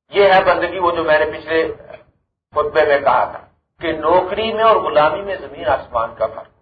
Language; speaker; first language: Urdu; non-native, local second language; Punjabi